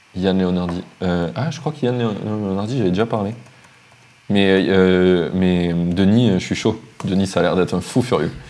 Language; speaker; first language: French; native; French